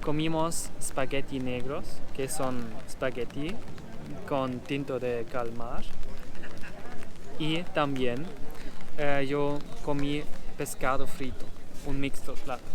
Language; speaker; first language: Spanish; non-native, learner; German